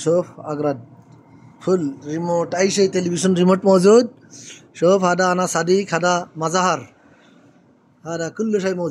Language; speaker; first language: Arabic; non-native, learner; Bangla